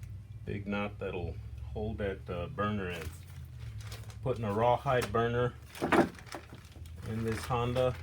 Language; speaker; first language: English; native; English